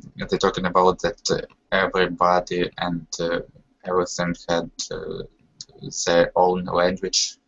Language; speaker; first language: English; non-native, learner; Russian